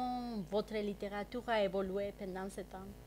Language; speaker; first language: French; non-native, fluent; Spanish